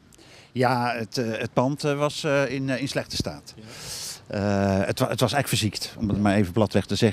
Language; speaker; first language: Dutch; native; Dutch